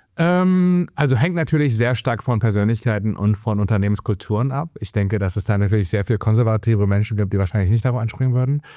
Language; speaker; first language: German; early bilingual, other home language; Chinese